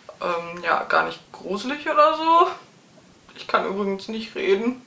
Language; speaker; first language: German; native; German